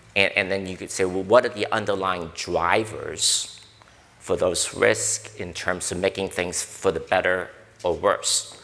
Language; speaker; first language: English; native; English